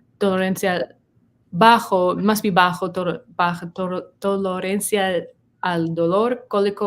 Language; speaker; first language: Spanish; non-native, learner; English